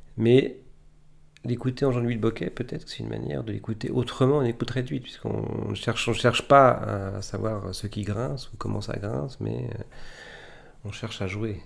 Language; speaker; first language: French; native; French